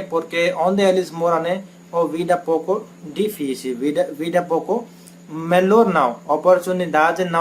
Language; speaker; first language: Portuguese; non-native, learner; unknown